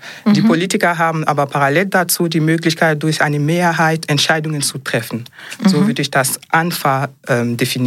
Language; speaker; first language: German; non-native, fluent; French